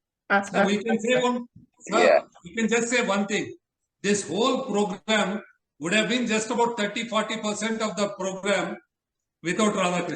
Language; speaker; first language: English; non-native, local second language; Telugu